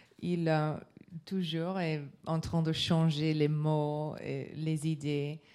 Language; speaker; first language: French; non-native, learner; English